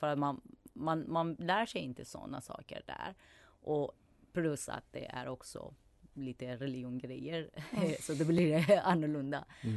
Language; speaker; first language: Swedish; non-native, fluent; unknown